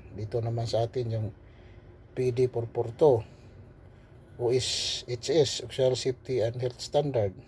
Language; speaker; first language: Filipino; non-native, local second language; Cebuano